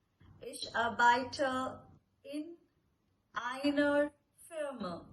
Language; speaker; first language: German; non-native, fluent; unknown